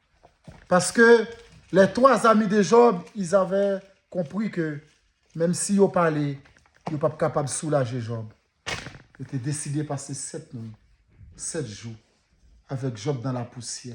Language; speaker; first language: French; non-native, local second language; Haitian Creole